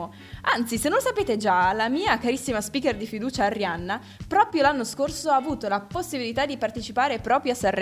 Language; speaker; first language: Italian; native; Italian